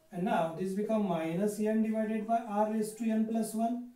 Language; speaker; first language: English; non-native, local second language; Marathi